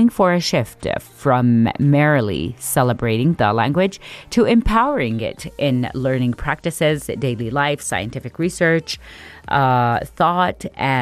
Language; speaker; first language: English; non-native, fluent; Arabic